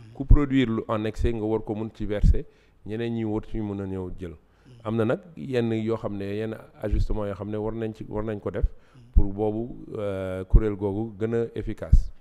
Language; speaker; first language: Wolof; native; Wolof